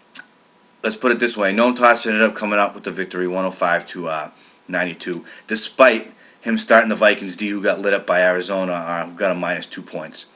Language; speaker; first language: English; native; English